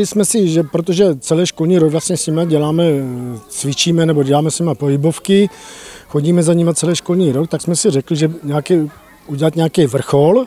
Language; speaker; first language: Czech; native; Czech